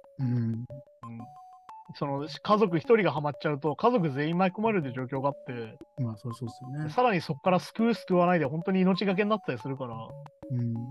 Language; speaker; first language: Japanese; native; Japanese